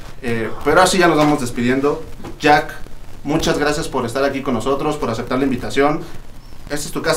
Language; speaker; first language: Spanish; native; Spanish